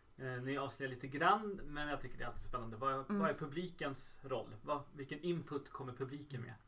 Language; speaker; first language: Swedish; native; Swedish